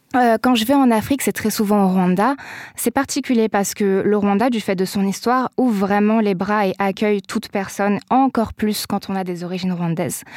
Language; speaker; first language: French; native; French